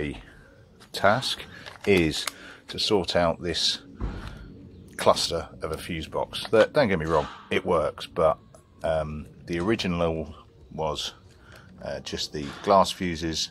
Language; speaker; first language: English; native; English